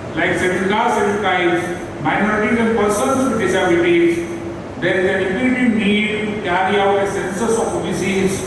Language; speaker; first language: English; non-native, local second language; Marathi